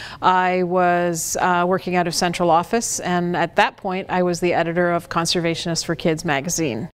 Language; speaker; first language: English; native; English